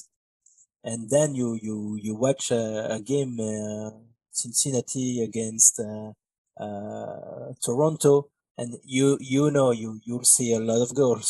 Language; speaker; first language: English; non-native, fluent; French